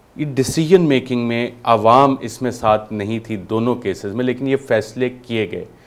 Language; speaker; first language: Urdu; native; Urdu